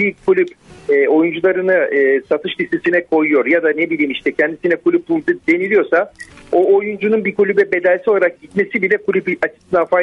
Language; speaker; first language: Turkish; native; Turkish